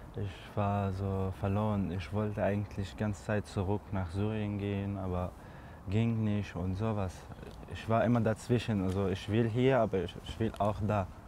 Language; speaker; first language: German; non-native, learner; Arabic